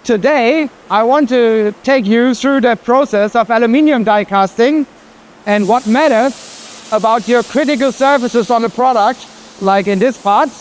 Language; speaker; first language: English; non-native, fluent; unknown